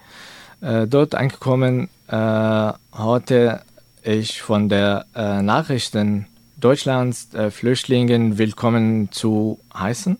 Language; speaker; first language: German; non-native, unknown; Arabic